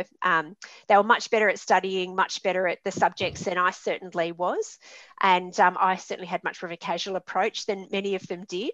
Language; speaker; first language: English; native; English